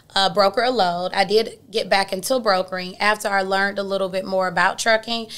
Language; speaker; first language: English; native; English